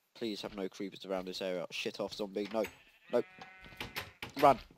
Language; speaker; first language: English; native; English